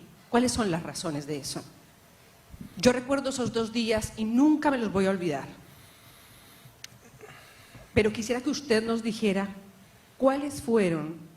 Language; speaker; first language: Spanish; native; Spanish